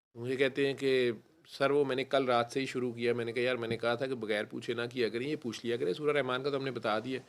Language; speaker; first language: Urdu; non-native, local second language; Punjabi